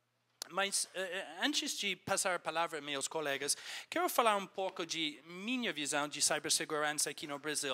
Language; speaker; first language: Portuguese; non-native, fluent; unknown